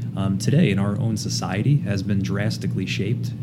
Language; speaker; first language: English; native; English